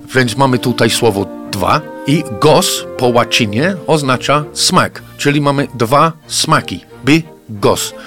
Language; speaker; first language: Polish; non-native, fluent; English